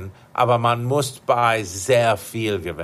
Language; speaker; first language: German; non-native, fluent; English